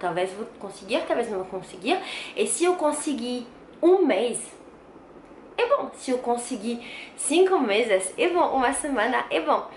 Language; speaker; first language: Portuguese; non-native, learner; French